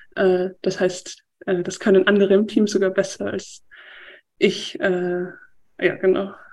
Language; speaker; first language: German; native; German